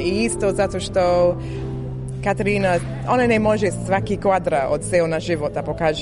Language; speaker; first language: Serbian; non-native, learner; English